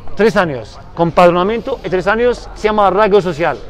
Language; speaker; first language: Spanish; non-native, fluent; Arabic